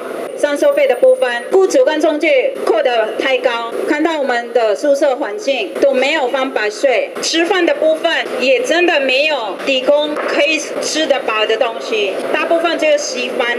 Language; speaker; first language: Chinese; non-native, learner; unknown